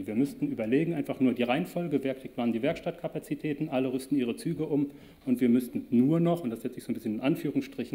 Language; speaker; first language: German; native; German